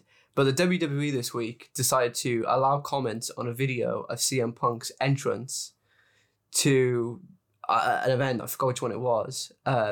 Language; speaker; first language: English; native; English